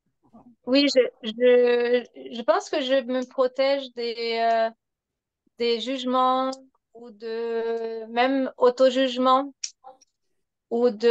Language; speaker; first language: French; non-native, fluent; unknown